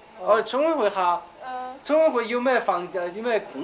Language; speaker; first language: Chinese; native; Chinese